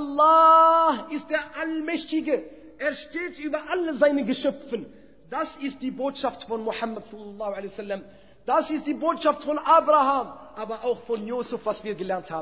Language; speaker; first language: German; non-native, fluent; Arabic